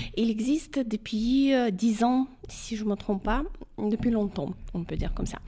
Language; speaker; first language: French; non-native, fluent; Ukrainian